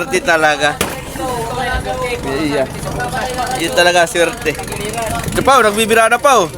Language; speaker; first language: Filipino; native; Filipino